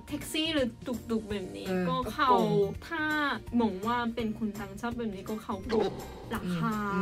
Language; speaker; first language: Thai; non-native, learner; Korean